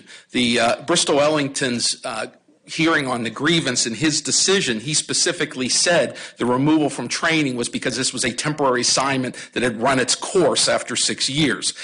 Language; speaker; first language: English; native; English